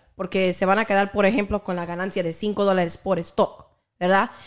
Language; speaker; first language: Spanish; early bilingual, heritage; Spanish